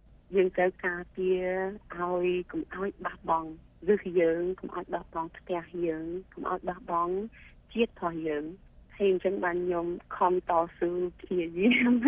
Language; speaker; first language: Khmer; early bilingual, heritage; Khmer